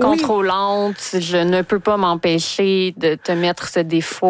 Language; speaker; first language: French; native; French